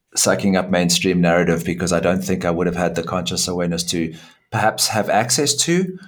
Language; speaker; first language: English; native; English